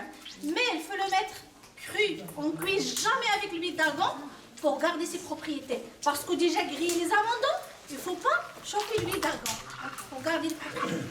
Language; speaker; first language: French; non-native, local second language; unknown